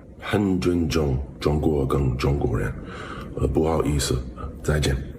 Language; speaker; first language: Chinese; non-native, learner; English